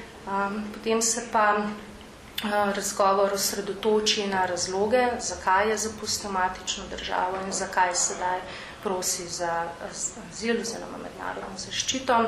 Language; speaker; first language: Slovenian; native; Slovenian